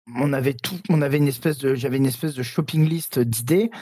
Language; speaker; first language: French; native; French